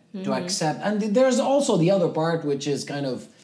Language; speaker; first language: English; non-native, fluent; Central Atlas Tamazight